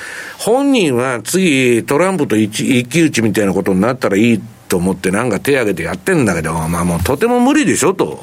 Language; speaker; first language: Japanese; native; Japanese